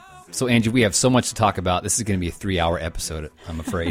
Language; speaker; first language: English; native; English